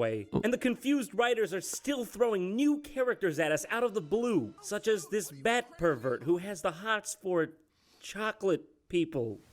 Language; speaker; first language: English; native; English